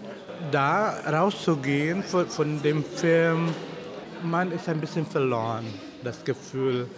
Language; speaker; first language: German; non-native, fluent; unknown